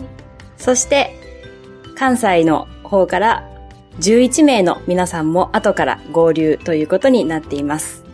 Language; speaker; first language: Japanese; native; Japanese